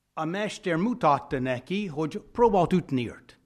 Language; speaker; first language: Hungarian; non-native, fluent; English